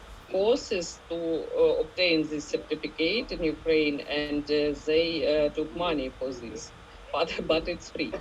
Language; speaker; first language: English; non-native, learner; Ukrainian